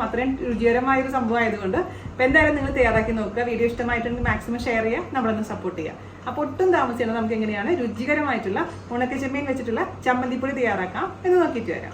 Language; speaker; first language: Malayalam; native; Malayalam